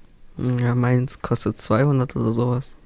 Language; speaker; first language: German; early bilingual, other home language; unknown